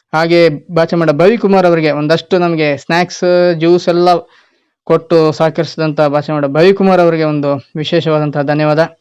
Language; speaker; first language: Kannada; non-native, local second language; Kodava